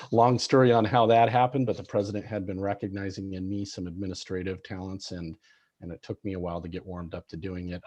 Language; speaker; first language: English; native; English